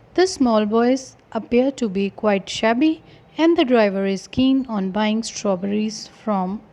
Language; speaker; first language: English; non-native, local second language; Punjabi